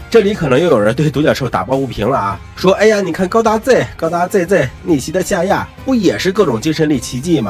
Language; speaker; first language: Chinese; native; Chinese